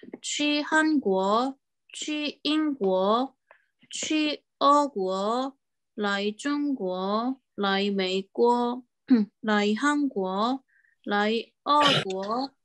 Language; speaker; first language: Chinese; non-native, learner; Korean